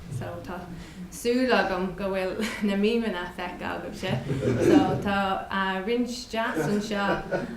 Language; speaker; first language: Irish; non-native, local second language; English